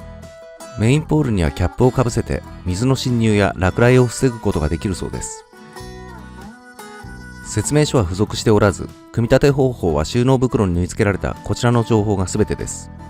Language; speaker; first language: Japanese; native; Japanese